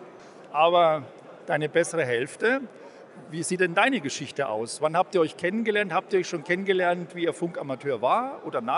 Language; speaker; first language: German; native; German